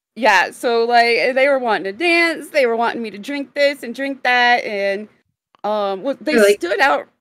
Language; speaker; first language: English; native; English